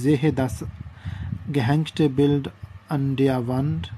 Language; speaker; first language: German; non-native, learner; Urdu